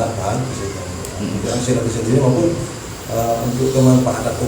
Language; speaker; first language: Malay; non-native, local second language; Javanese